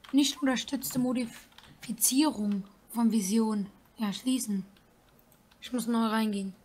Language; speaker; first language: German; native; German